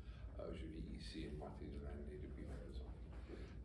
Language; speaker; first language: French; non-native, fluent; English